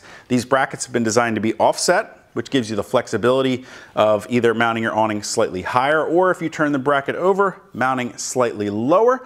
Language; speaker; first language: English; native; English